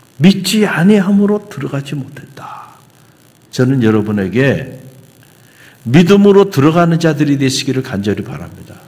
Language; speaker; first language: Korean; native; Korean